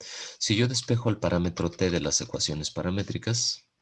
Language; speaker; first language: Spanish; native; Spanish